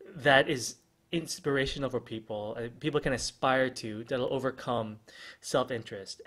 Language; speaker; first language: English; non-native, local second language; Filipino